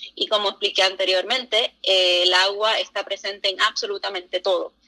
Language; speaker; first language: Spanish; native; Spanish